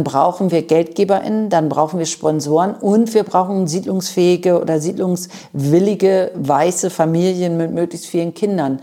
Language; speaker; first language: German; native; German